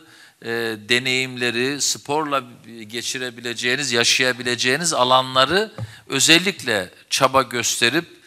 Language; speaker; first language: Turkish; native; Turkish